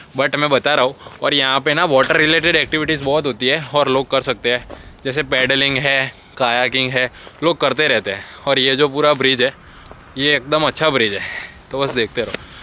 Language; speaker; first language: Hindi; non-native, local second language; Gujarati